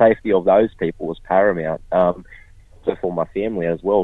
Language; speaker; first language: English; native; English